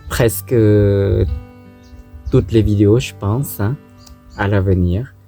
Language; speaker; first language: French; non-native, fluent; Thai